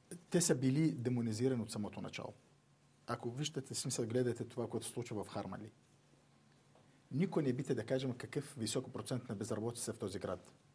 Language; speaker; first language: Bulgarian; non-native, fluent; Arabic